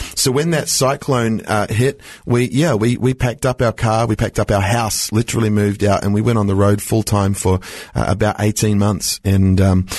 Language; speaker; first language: English; native; English